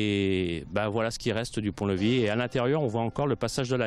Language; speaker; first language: French; native; French